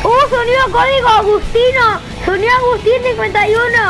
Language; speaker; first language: Spanish; native; Spanish